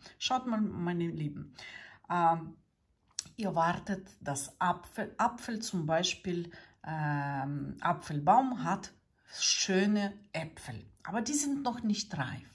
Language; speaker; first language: German; non-native, learner; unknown